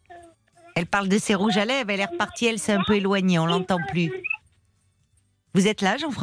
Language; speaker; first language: French; native; French